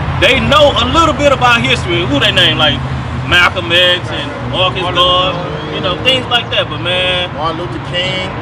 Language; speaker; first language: English; native; English